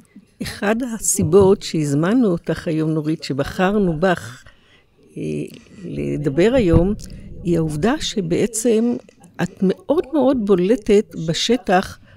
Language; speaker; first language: Hebrew; native; Hebrew